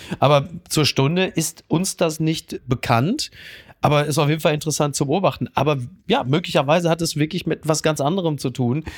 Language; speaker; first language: German; native; German